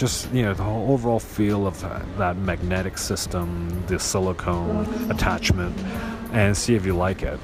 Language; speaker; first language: English; non-native, local second language; Cantonese